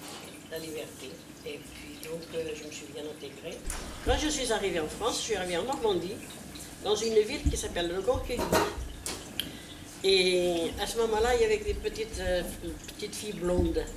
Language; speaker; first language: French; non-native, fluent; Portuguese